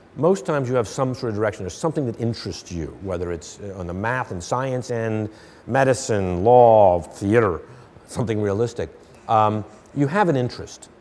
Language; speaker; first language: English; native; English